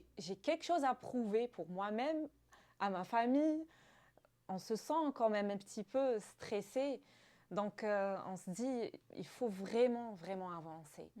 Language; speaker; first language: French; non-native, local second language; Arabic